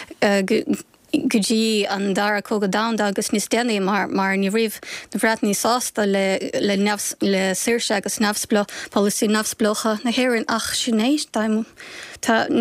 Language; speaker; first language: Irish; non-native, fluent; Ukrainian